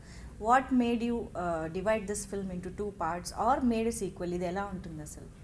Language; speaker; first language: Telugu; native; Telugu